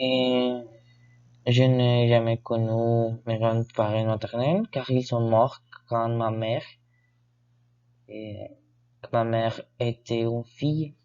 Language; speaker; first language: French; non-native, learner; Spanish